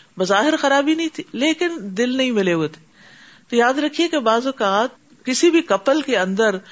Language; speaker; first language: Urdu; native; Urdu